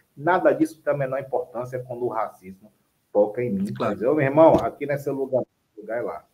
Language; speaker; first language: Portuguese; native; Portuguese